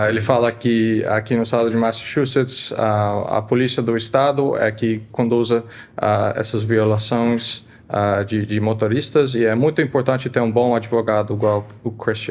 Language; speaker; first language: Portuguese; early bilingual, heritage; Portuguese